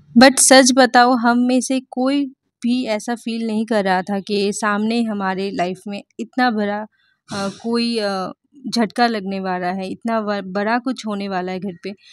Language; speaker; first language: Hindi; non-native, local second language; Bangla